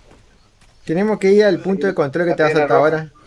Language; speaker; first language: Spanish; native; Spanish